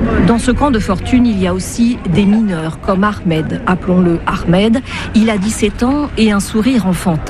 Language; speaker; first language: French; native; French